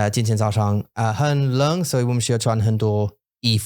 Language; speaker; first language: Chinese; non-native, learner; English